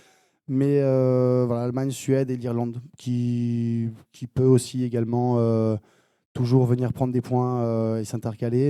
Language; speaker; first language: French; native; French